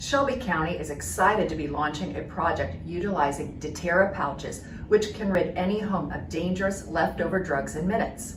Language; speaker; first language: English; native; English